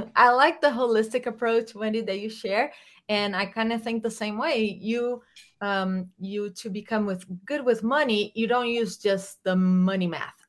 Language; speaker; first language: English; non-native, fluent; Portuguese